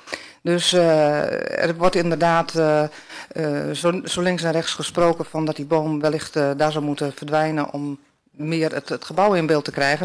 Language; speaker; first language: Dutch; native; Dutch